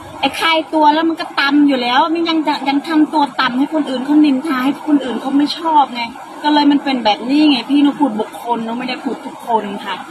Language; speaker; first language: Thai; non-native, learner; Khmer